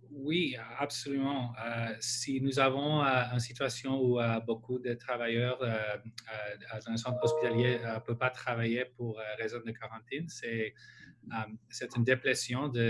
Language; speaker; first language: French; non-native, local second language; English